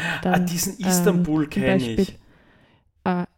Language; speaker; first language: German; native; German